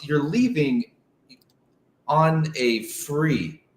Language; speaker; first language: English; native; English